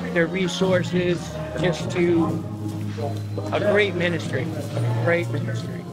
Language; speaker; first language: English; native; English